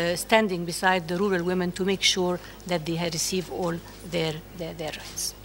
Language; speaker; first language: English; non-native, fluent; Arabic